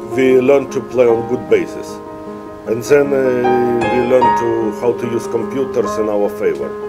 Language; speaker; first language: English; non-native, fluent; Russian